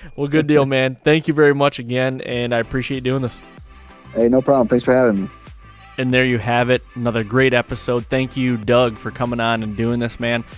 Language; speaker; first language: English; native; English